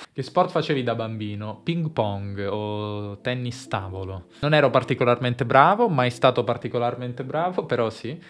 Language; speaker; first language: Italian; native; Italian